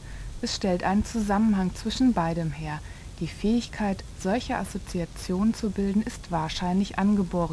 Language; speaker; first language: German; native; German